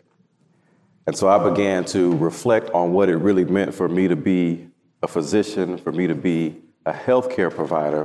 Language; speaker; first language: English; native; English